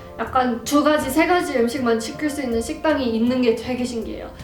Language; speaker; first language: Korean; non-native, fluent; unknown